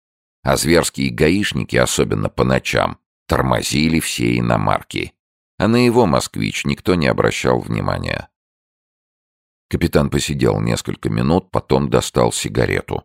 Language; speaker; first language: Russian; native; Russian